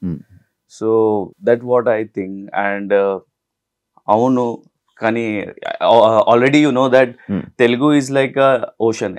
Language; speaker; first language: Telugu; non-native, local second language; Urdu